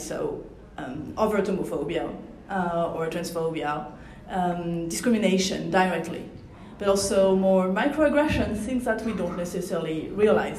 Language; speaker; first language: English; non-native, fluent; French